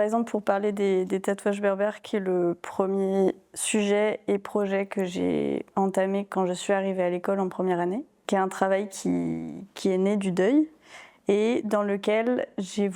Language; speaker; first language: French; native; French